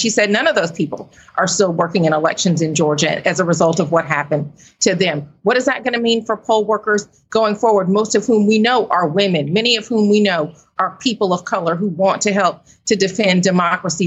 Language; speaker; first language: English; native; English